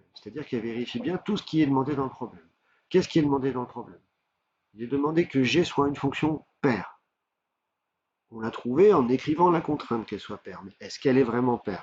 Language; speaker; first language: French; native; French